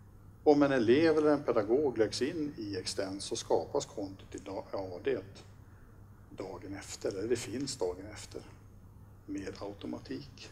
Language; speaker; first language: Swedish; native; Swedish